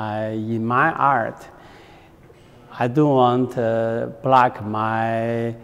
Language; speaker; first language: English; non-native, learner; Chinese